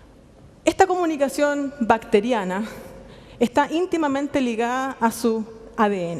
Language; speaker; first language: Spanish; native; Spanish